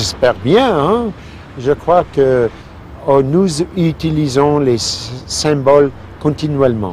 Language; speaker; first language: French; non-native, fluent; English